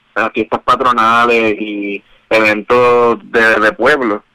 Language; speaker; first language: Spanish; native; Spanish